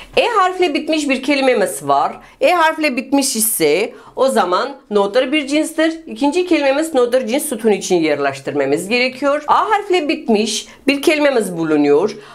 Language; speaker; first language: Turkish; non-native, fluent; Russian